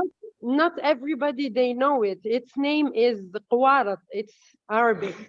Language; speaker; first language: English; non-native, learner; Arabic